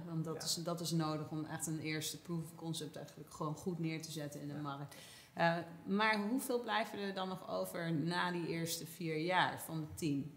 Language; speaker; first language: Dutch; native; Dutch